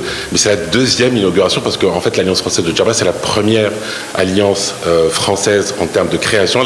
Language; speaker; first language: French; non-native, local second language; Arabic